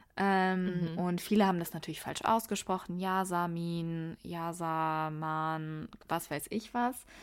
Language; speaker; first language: German; early bilingual, other home language; Persian